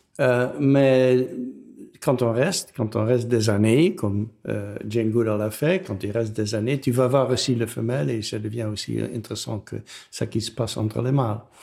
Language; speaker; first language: French; non-native, fluent; Dutch